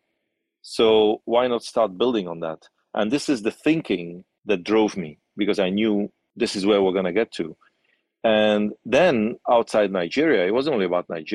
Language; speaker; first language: English; non-native, local second language; Arabic